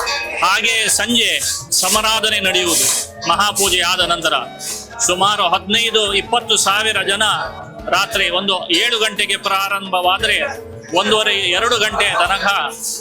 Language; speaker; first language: Kannada; non-native, local second language; Konkani